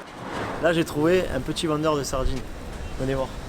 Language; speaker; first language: French; native; French